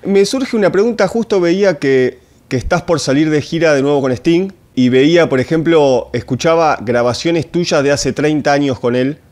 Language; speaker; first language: Spanish; native; Spanish